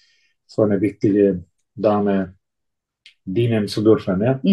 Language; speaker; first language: German; non-native, local second language; Italian